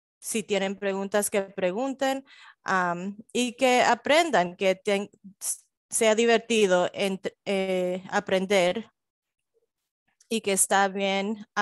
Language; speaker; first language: Spanish; early bilingual, heritage; Spanish